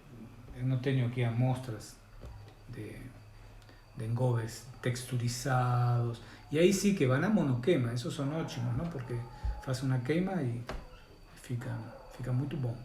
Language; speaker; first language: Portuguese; non-native, learner; Spanish